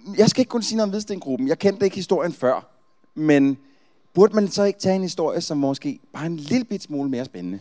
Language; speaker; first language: Danish; native; Danish